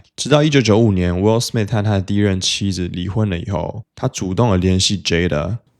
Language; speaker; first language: Chinese; native; Chinese